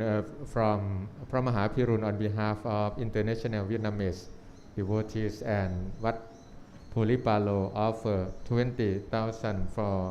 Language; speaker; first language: English; non-native, learner; Thai